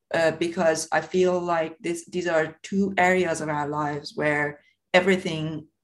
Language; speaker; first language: English; non-native, fluent; Persian